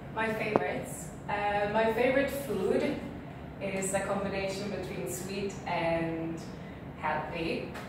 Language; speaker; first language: English; non-native, fluent; Swedish